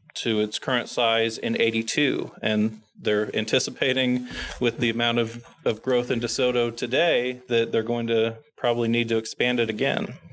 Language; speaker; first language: English; native; English